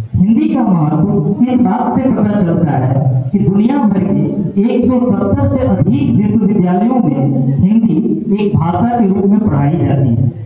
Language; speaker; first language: Hindi; native; Hindi